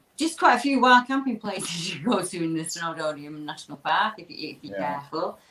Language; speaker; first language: English; native; English